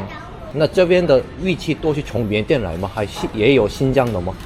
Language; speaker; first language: Chinese; non-native, fluent; Korean